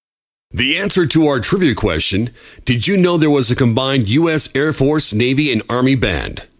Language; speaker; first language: English; native; English